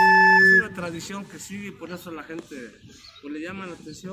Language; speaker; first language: Spanish; native; Spanish